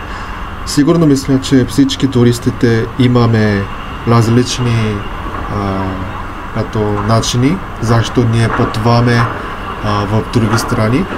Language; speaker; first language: Bulgarian; non-native, learner; Korean